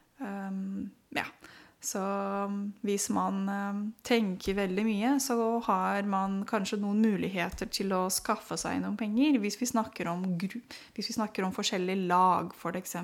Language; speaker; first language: Norwegian; non-native, fluent; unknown